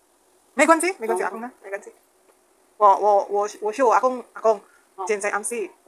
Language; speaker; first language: Chinese; non-native, learner; Cebuano